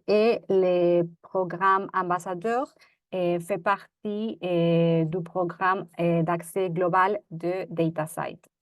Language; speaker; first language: French; non-native, fluent; Spanish